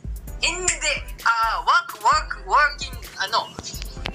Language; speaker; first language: English; non-native, learner; Japanese